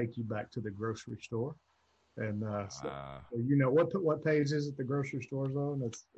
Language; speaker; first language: English; native; English